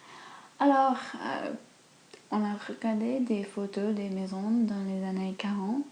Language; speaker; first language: French; non-native, fluent; English